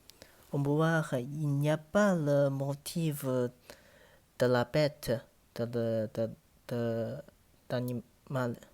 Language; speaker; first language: French; non-native, learner; Chinese